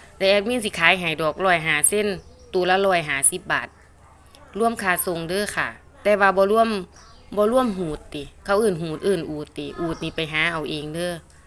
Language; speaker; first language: Thai; native; Thai